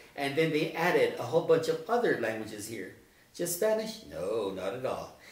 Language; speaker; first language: English; native; English